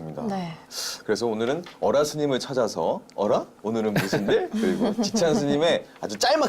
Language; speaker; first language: Korean; native; Korean